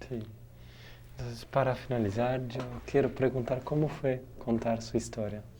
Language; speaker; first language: Spanish; non-native, learner; Portuguese